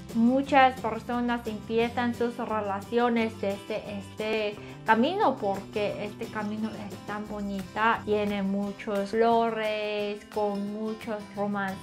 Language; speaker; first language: Spanish; non-native, learner; Korean